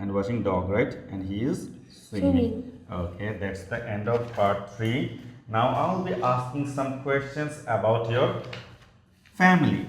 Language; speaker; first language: English; non-native, fluent; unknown